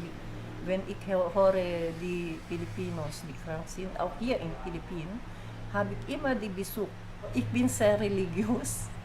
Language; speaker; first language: German; non-native, learner; Filipino